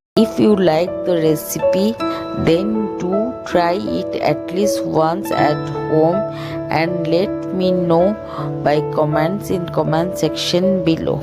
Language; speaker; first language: English; non-native, local second language; Bangla